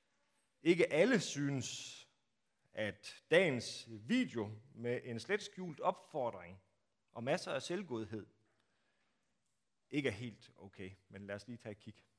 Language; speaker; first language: Danish; native; Danish